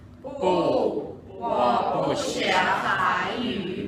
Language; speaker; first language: Chinese; non-native, learner; Thai